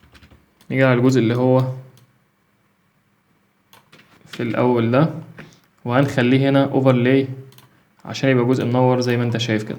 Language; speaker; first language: Arabic; native; Arabic